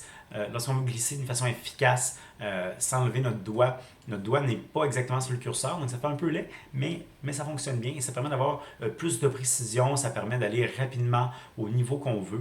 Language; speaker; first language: French; native; French